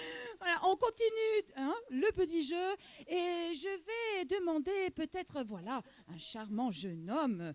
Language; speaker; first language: French; native; French